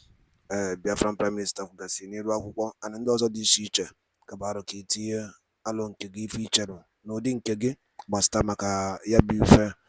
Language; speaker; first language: Igbo; native; Igbo